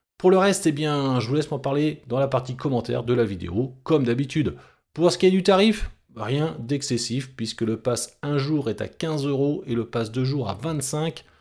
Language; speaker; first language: French; native; French